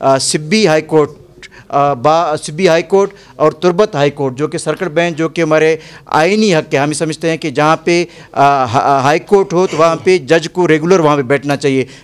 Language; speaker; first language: Urdu; non-native, local second language; Baluchi